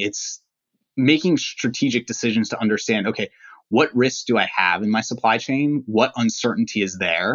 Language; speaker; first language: English; native; English